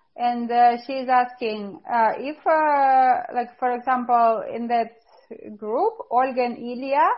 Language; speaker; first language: English; non-native, fluent; Russian